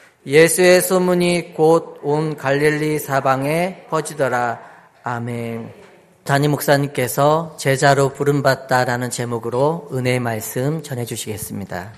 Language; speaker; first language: Korean; native; Korean